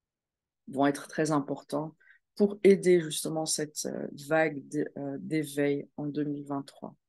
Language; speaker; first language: French; native; French